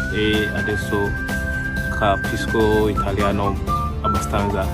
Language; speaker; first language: Italian; non-native, learner; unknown